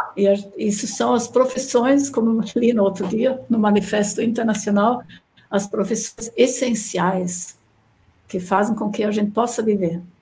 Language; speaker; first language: Portuguese; non-native, fluent; German